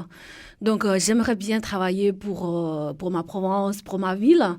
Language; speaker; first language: French; non-native, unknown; Chinese